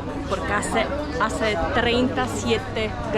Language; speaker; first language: Spanish; non-native, fluent; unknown